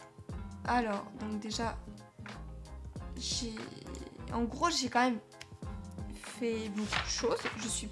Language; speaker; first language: French; native; French